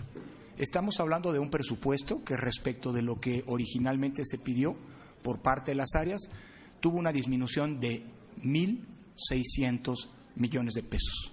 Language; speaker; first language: Spanish; native; Spanish